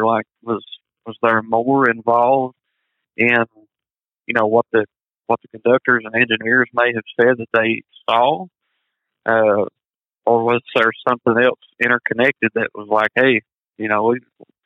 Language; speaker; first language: English; native; English